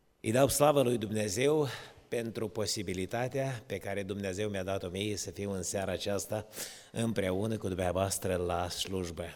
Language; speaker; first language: Romanian; non-native, local second language; Ukrainian